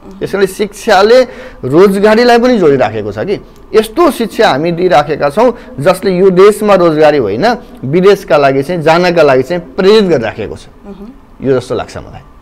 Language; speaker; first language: Nepali; native; Nepali